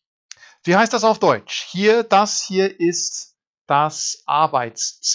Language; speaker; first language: German; non-native, fluent; English